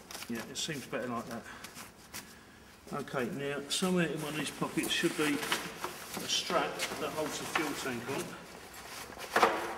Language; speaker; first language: English; native; English